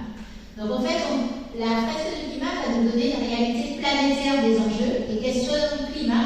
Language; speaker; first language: French; native; French